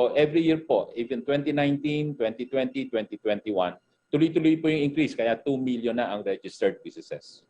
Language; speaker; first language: Filipino; native; Filipino